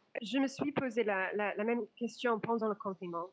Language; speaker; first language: French; non-native, fluent; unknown